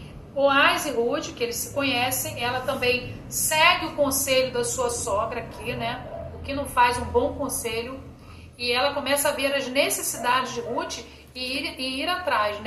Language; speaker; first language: Portuguese; native; Portuguese